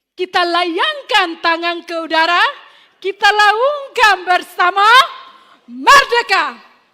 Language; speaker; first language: Malay; non-native, fluent; Tetum